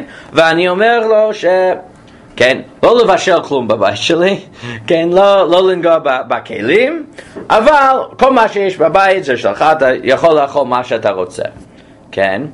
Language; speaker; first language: Hebrew; non-native, fluent; English